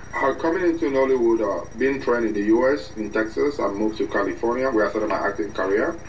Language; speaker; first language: English; non-native, local second language; Igbo